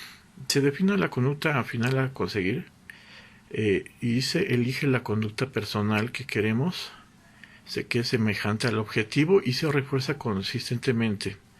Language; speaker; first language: Spanish; native; Spanish